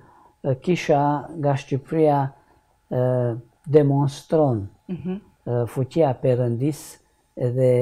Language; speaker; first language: Albanian; non-native, learner; Hungarian